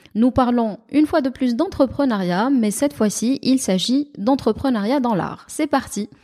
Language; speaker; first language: French; non-native, local second language; Arabic